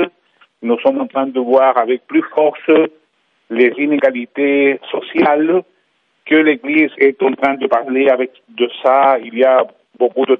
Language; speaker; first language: French; non-native, fluent; Spanish